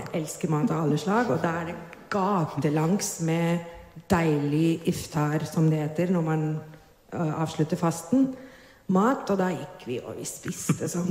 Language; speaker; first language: Norwegian; non-native, fluent; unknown